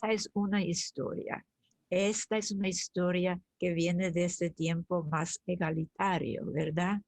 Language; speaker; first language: Spanish; early bilingual, other home language; German